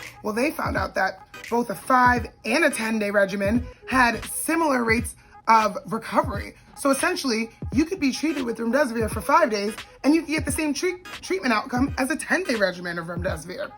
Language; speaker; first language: English; native; English